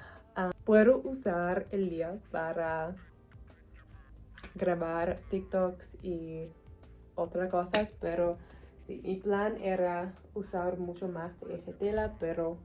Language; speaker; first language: Spanish; non-native, learner; English